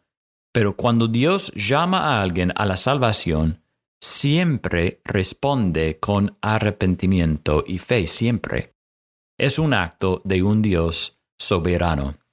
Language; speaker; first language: Spanish; non-native, fluent; English